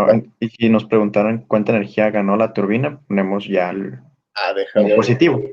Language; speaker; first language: Spanish; native; Spanish